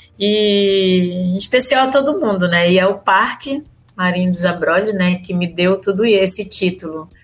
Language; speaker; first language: Portuguese; native; Portuguese